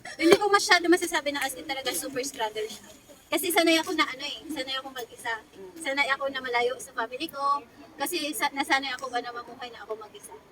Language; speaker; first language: Filipino; non-native, local second language; Hiligaynon